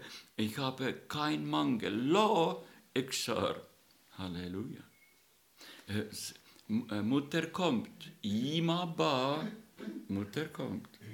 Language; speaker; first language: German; non-native, learner; Estonian